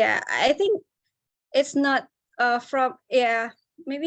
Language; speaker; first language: English; non-native, learner; Indonesian